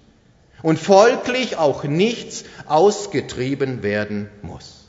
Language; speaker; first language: German; native; German